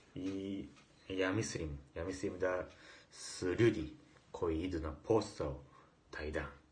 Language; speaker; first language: Serbian; non-native, learner; Japanese